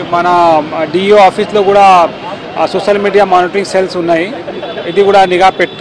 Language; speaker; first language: Telugu; non-native, local second language; Urdu